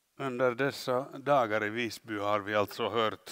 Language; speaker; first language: Swedish; non-native, local second language; Finnish